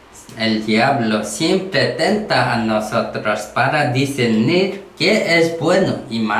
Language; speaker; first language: Spanish; non-native, learner; Korean